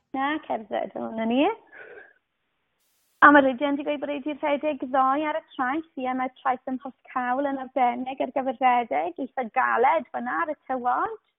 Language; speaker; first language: Welsh; native; Welsh